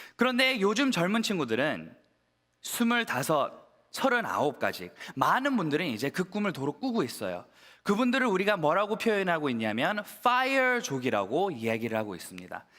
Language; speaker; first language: Korean; early bilingual, heritage; Korean